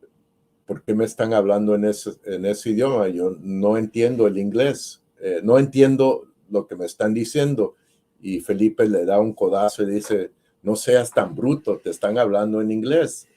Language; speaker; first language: Spanish; early bilingual, heritage; Spanish